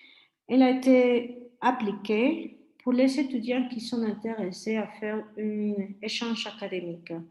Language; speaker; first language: French; non-native, fluent; Spanish